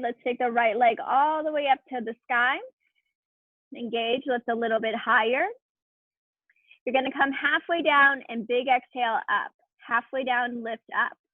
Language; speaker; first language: English; native; English